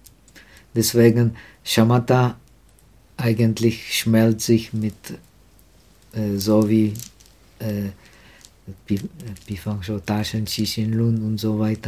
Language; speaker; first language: German; non-native, fluent; Czech